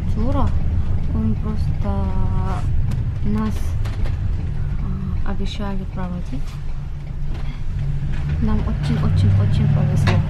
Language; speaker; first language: Russian; non-native, learner; Korean